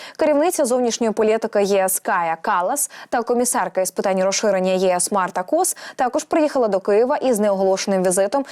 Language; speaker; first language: Ukrainian; native; Ukrainian